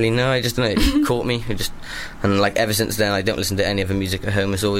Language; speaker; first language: English; native; English